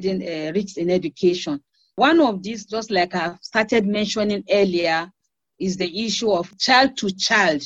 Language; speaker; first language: English; non-native, local second language; Hausa